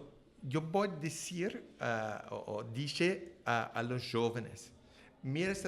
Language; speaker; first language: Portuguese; non-native, learner; English